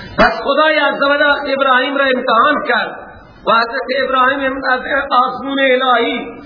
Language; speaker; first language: Persian; native; Persian